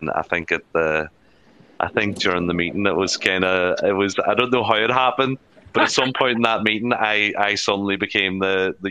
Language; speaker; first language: English; native; English